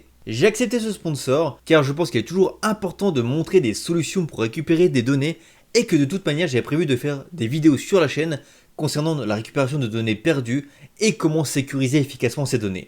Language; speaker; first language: French; native; French